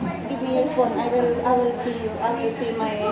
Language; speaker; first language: English; non-native, learner; Filipino